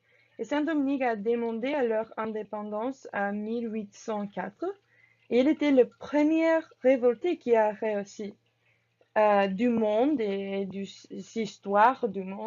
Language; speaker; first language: French; non-native, learner; English